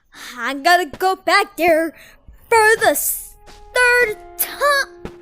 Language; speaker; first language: English; native; English